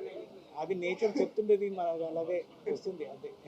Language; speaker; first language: Telugu; non-native, fluent; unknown